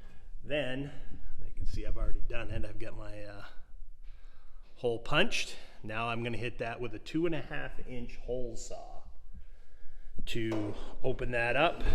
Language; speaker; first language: English; native; English